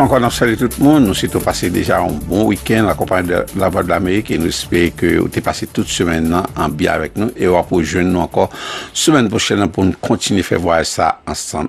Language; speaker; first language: French; early bilingual, heritage; Haitian Creole